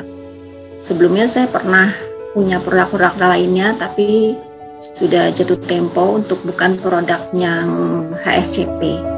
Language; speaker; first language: Indonesian; native; Indonesian